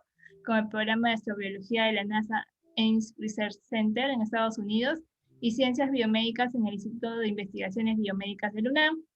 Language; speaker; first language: Spanish; native; Spanish